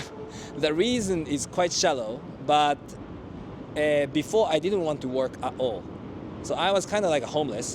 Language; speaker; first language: English; non-native, fluent; Japanese